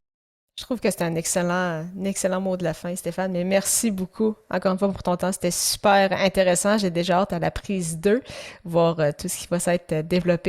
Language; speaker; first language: French; native; French